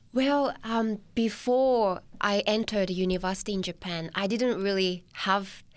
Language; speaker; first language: English; non-native, fluent; Japanese